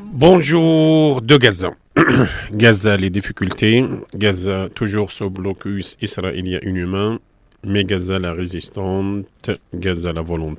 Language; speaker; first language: French; non-native, fluent; Arabic